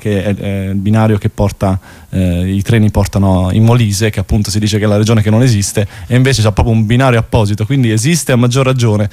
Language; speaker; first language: Italian; native; Italian